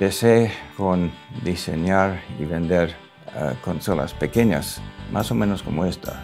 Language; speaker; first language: Spanish; non-native, local second language; English